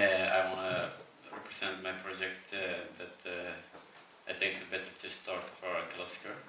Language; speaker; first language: English; non-native, learner; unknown